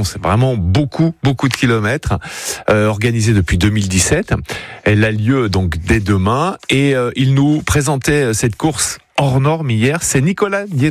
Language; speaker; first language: French; native; French